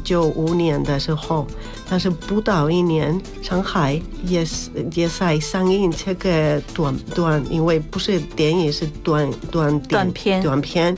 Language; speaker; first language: Chinese; non-native, fluent; Spanish